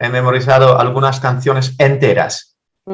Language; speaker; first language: Spanish; non-native, fluent; Dutch